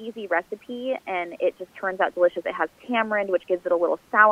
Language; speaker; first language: English; native; English